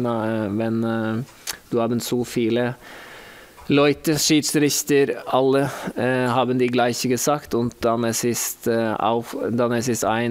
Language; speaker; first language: German; non-native, learner; Norwegian